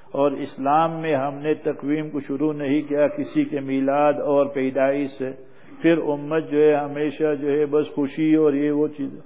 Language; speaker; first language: Urdu; non-native, fluent; English